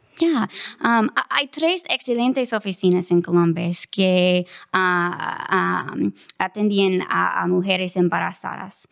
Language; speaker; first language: Spanish; non-native, fluent; English